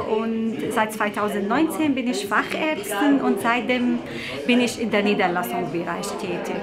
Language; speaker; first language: German; non-native, fluent; Arabic